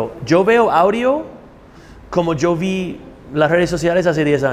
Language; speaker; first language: Spanish; non-native, fluent; English